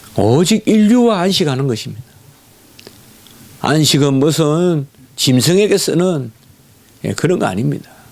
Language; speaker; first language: Korean; native; Korean